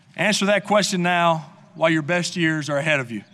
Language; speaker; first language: English; native; English